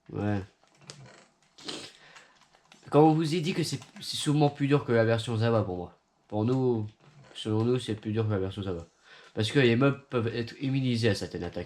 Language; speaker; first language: French; native; French